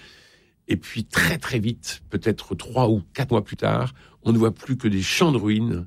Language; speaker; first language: French; native; French